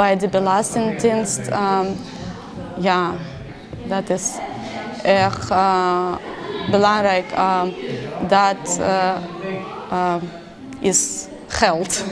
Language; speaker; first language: Dutch; non-native, learner; Russian